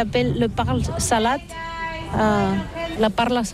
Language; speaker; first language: French; non-native, learner; Catalan